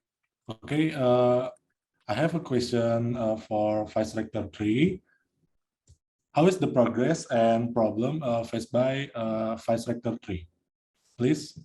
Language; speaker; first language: English; non-native, learner; Indonesian